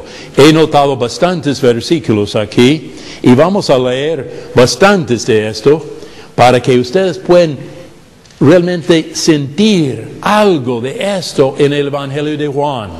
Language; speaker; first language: Spanish; non-native, fluent; English